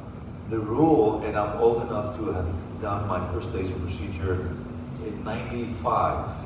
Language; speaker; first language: English; non-native, fluent; Greek